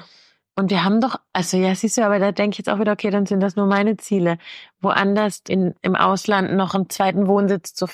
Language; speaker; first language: German; native; German